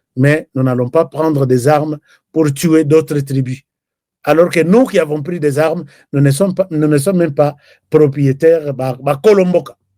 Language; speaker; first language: French; non-native, local second language; Lingala